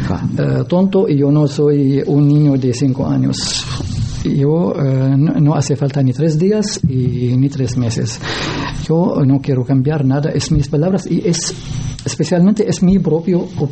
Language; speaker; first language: Spanish; non-native, learner; Arabic